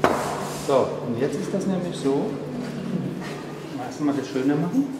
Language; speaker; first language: German; native; German